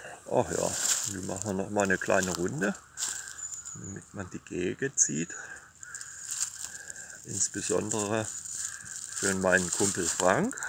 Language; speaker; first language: German; native; German